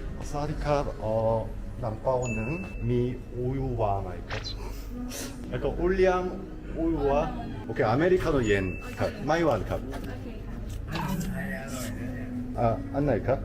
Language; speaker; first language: Thai; non-native, learner; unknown